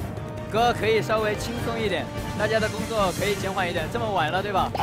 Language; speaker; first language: Chinese; native; Chinese